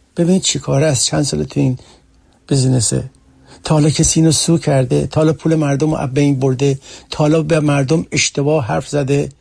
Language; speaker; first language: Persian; early bilingual, heritage; Persian